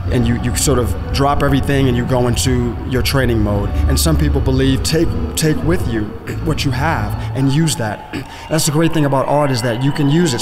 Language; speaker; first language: English; native; English